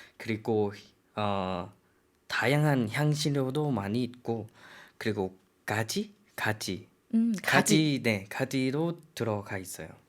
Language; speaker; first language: Korean; non-native, fluent; Thai